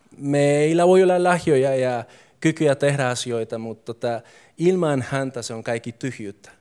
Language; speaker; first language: Finnish; non-native, fluent; Spanish